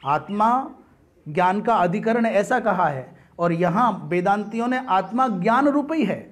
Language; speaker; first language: Hindi; native; Hindi